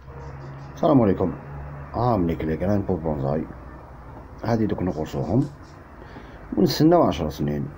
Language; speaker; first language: Arabic; native; Arabic